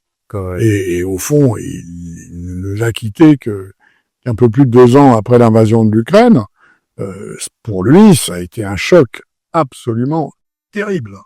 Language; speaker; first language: French; native; French